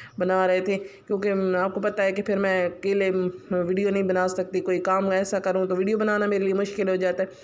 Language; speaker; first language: Urdu; non-native, local second language; Punjabi